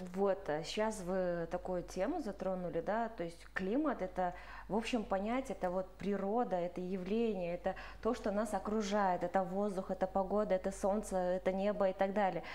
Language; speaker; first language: Russian; non-native, local second language; Kyrgyz